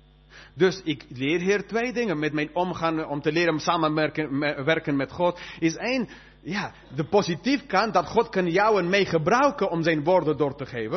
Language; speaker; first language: Dutch; non-native, fluent; English